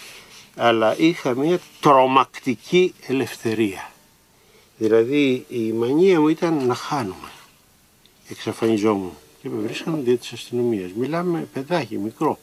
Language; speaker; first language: Greek; native; Greek